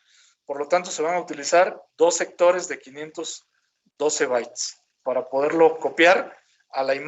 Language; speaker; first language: Spanish; native; Spanish